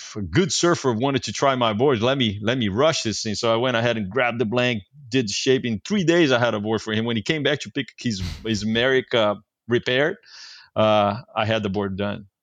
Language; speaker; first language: English; non-native, fluent; Portuguese